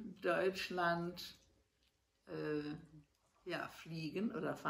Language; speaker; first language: German; non-native, learner; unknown